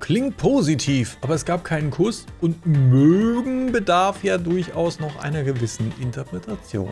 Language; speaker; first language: German; native; German